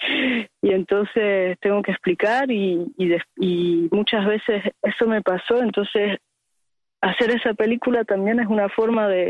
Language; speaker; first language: Spanish; early bilingual, heritage; Spanish